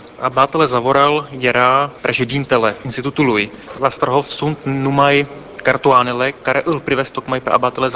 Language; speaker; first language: Romanian; non-native, fluent; Czech